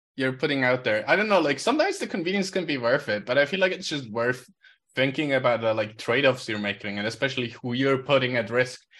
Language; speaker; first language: English; non-native, fluent; Swiss German